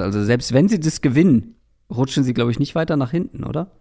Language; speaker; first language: German; native; German